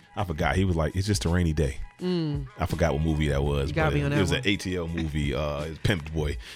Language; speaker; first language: English; native; English